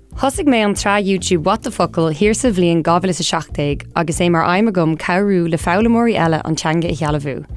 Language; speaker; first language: Irish; non-native, local second language; English